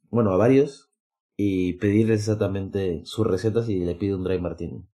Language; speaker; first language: Spanish; native; Spanish